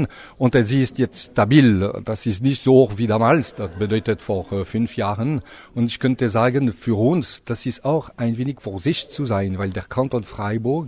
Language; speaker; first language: German; non-native, local second language; French